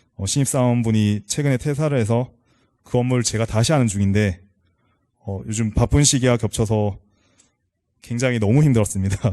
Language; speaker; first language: Korean; native; Korean